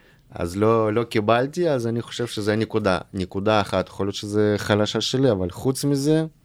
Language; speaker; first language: Hebrew; non-native, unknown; Russian